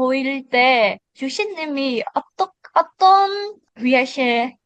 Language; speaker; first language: Korean; non-native, learner; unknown